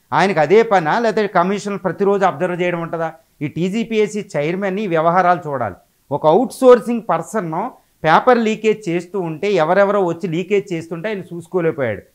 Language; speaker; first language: Telugu; native; Telugu